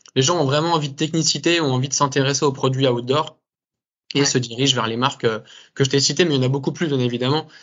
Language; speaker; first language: French; native; French